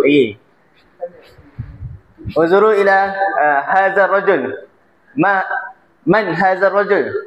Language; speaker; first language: Arabic; non-native, learner; Malay